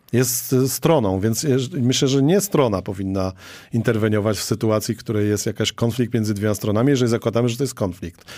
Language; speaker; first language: Polish; native; Polish